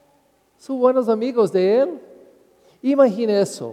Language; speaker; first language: Spanish; non-native, learner; English